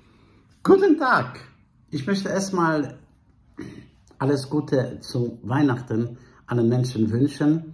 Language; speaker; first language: German; non-native, fluent; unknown